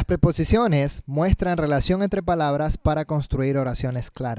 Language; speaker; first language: Spanish; native; Spanish